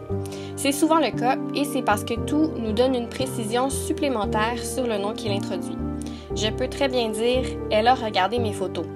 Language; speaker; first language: French; native; French